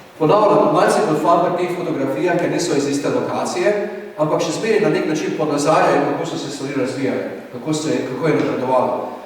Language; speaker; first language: Slovenian; native; Slovenian